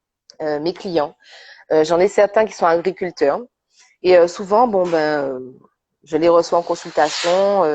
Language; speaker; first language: French; native; French